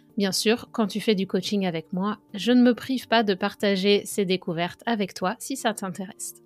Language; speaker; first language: French; native; French